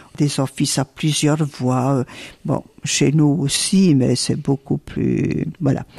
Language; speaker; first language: French; early bilingual, other home language; Italian